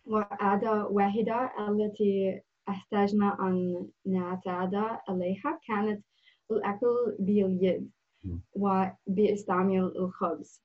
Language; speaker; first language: Arabic; non-native, learner; English